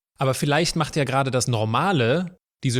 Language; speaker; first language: German; native; German